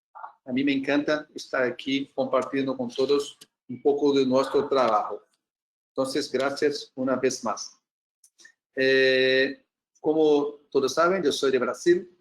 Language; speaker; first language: Spanish; non-native, learner; Portuguese